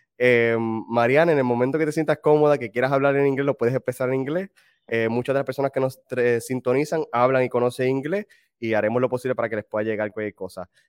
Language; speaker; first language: Spanish; native; Spanish